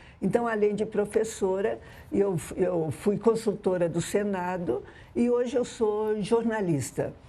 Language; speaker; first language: Portuguese; early bilingual, other home language; Arabic